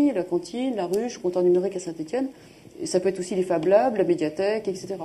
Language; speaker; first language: French; native; French